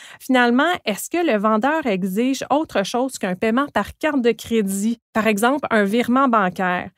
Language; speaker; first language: French; native; French